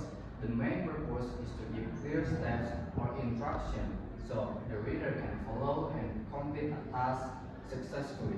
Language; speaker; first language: English; non-native, learner; Indonesian